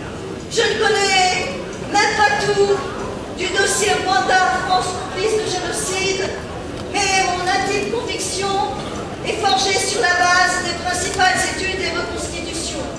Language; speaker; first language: French; native; French